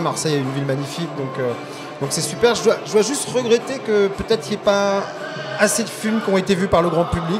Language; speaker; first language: French; native; French